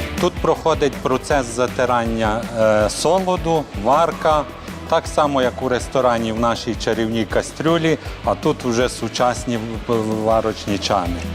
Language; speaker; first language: Ukrainian; native; Ukrainian